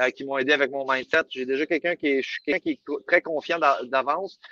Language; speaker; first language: French; native; French